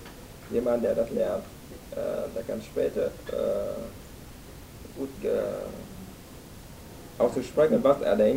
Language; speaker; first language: German; non-native, fluent; Vietnamese